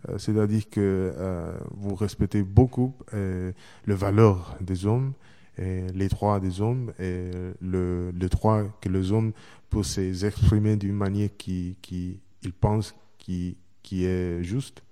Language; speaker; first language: French; non-native, fluent; Chinese